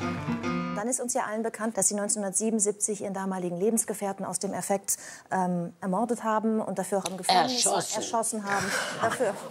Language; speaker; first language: German; native; German